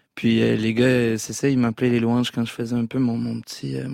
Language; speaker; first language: French; native; French